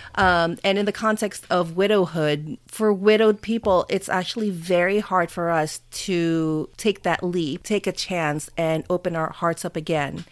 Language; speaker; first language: English; non-native, local second language; Filipino